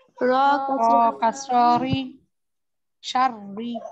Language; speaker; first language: Arabic; non-native, learner; Bangla